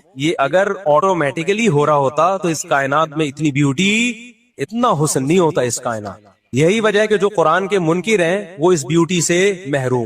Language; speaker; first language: Urdu; native; Urdu